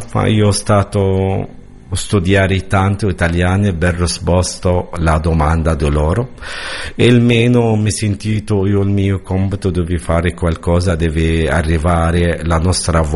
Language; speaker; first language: Italian; non-native, learner; Arabic